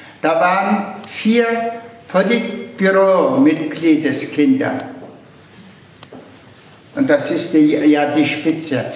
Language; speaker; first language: German; non-native, fluent; Mongolian